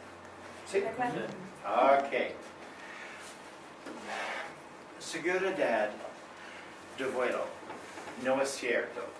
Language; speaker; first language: Spanish; non-native, learner; English